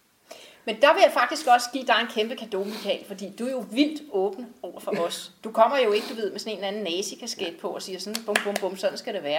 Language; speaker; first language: Danish; native; Danish